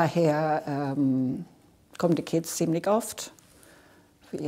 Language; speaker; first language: German; non-native, fluent; English